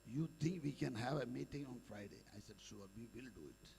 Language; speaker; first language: English; non-native, local second language; Malayalam